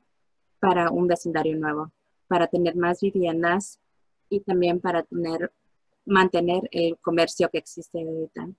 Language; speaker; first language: Spanish; early bilingual, heritage; Spanish